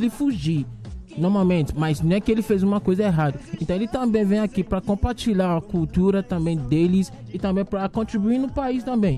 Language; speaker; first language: Portuguese; non-native, fluent; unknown